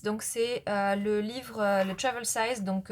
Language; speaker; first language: French; native; French